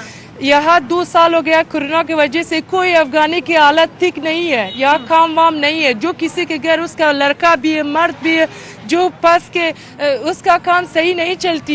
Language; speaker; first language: Hindi; non-native, learner; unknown